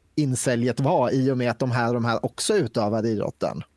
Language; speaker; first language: Swedish; native; Swedish